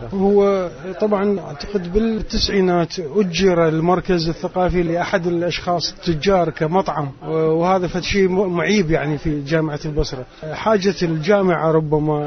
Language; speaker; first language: Arabic; native; Arabic